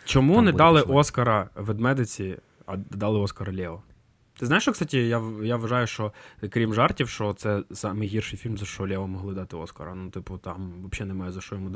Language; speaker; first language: Ukrainian; native; Ukrainian